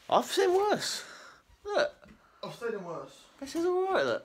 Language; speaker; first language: English; native; English